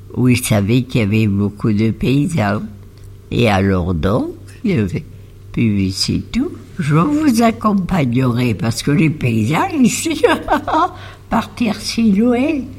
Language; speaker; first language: French; non-native, fluent; Spanish